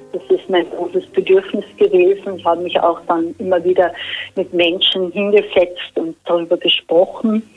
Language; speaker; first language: German; native; German